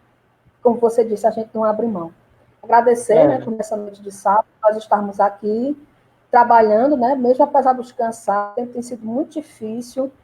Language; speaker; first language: Portuguese; native; Portuguese